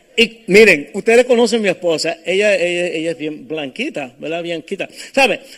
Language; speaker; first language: Spanish; early bilingual, heritage; Spanish